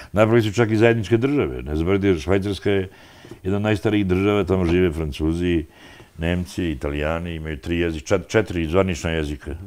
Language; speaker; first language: Serbian; non-native, local second language; Albanian